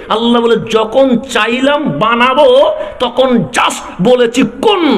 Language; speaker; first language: Bangla; non-native, local second language; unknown